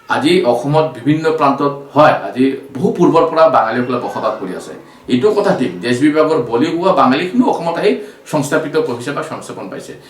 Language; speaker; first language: Assamese; non-native, local second language; Bangla